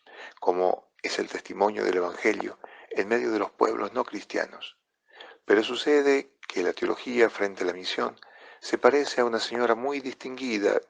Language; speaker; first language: Spanish; non-native, fluent; Italian